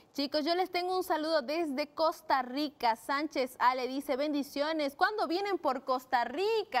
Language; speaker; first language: Spanish; native; Spanish